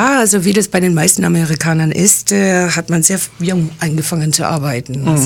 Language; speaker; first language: German; early bilingual, other home language; English